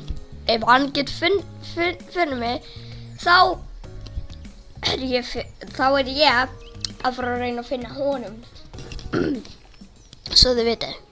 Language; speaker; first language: Icelandic; non-native, learner; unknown